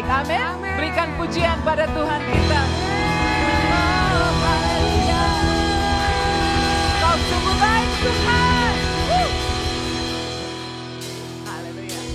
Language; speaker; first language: Indonesian; native; Indonesian